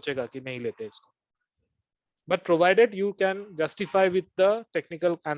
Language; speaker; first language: English; non-native, fluent; Hindi